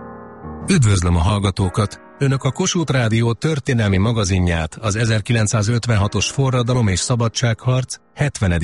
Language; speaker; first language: Hungarian; native; Hungarian